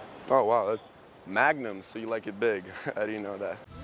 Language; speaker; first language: English; early bilingual, other home language; Russian